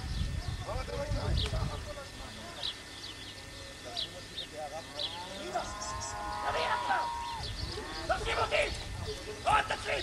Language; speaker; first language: Hebrew; native; Hebrew